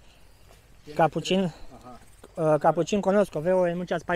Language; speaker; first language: Spanish; non-native, learner; Romanian